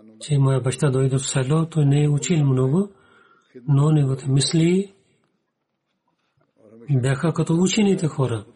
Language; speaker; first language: Bulgarian; non-native, learner; Urdu